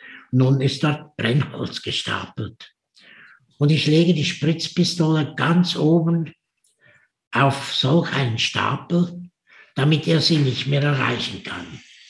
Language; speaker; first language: German; native; German